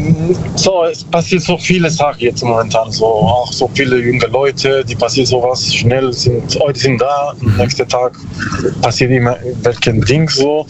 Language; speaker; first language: German; non-native, learner; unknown